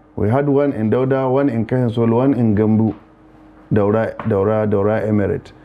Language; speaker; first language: English; non-native, local second language; Hausa